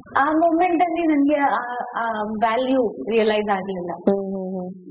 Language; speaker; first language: Kannada; non-native, learner; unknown